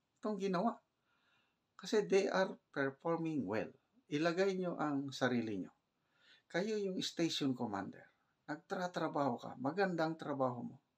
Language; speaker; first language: Filipino; non-native, local second language; Cebuano